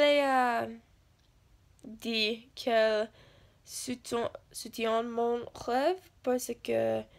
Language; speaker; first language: French; non-native, learner; English